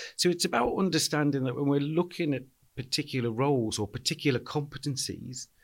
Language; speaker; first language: English; native; English